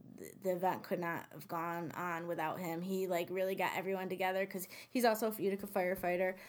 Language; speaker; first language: English; native; English